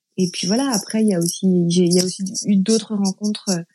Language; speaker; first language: French; native; French